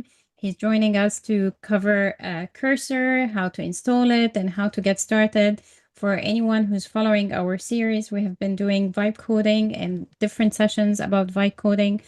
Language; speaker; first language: English; non-native, fluent; Arabic